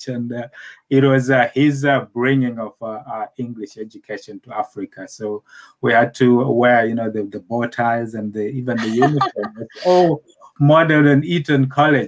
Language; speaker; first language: English; non-native, local second language; Nyanja